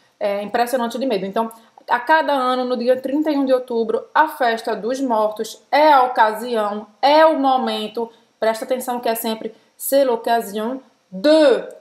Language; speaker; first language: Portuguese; native; Portuguese